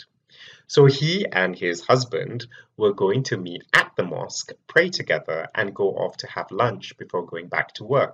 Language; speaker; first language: English; non-native, local second language; Malay